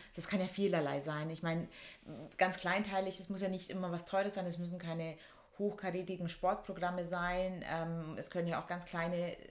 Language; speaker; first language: German; non-native, fluent; Hungarian